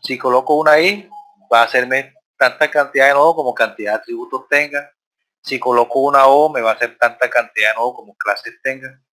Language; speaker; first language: Spanish; native; Spanish